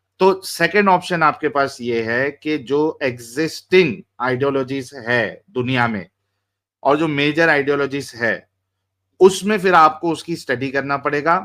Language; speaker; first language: Hindi; native; Hindi